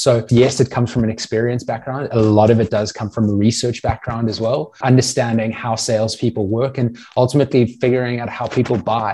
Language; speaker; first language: English; native; English